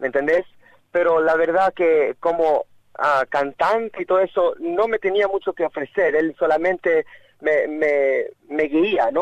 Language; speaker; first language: Spanish; early bilingual, heritage; Spanish